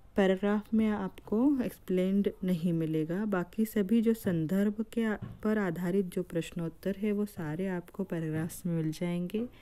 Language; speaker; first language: Hindi; non-native, local second language; Marathi